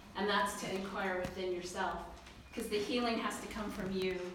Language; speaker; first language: English; early bilingual, other home language; Chinese